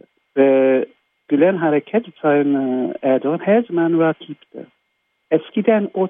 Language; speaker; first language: Turkish; non-native, fluent; English